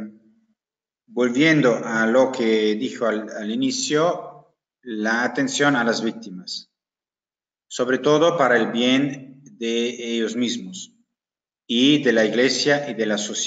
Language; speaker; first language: Spanish; non-native, fluent; German